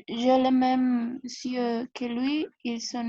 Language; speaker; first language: French; non-native, learner; Spanish